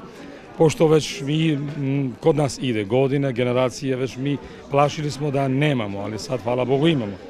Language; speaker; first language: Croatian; non-native, local second language; Albanian